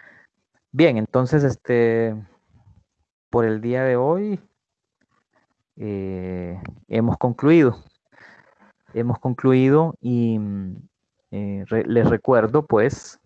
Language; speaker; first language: Spanish; native; Spanish